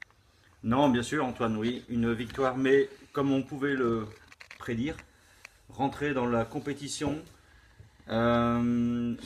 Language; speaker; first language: French; native; French